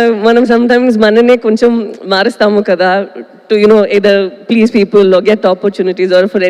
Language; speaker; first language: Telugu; non-native, local second language; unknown